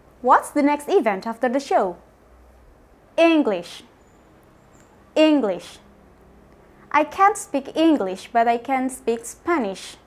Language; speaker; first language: English; non-native, fluent; Indonesian